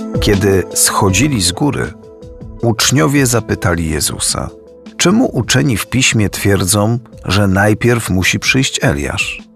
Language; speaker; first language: Polish; native; Polish